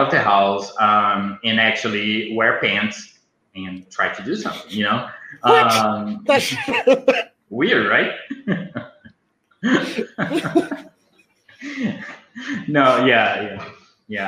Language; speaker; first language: English; non-native, fluent; Portuguese